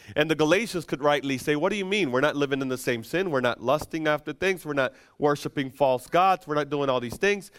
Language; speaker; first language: English; non-native, fluent; Spanish